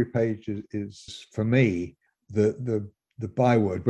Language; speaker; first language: English; native; English